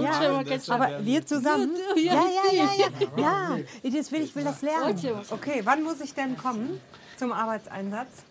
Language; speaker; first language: German; native; German